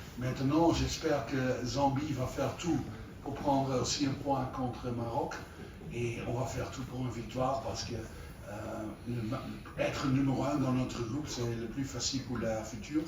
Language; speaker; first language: French; non-native, learner; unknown